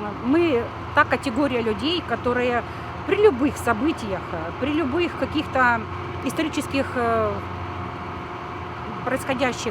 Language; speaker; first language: Russian; native; Russian